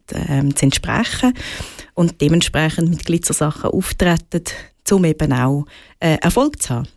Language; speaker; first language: German; native; German